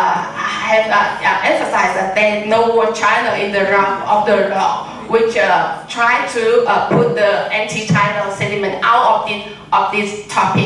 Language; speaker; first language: English; non-native, learner; Vietnamese